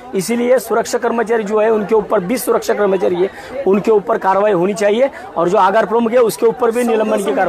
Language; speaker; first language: Hindi; non-native, local second language; Marathi